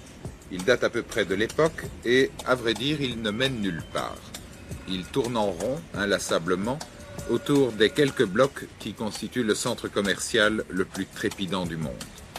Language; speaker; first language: French; native; French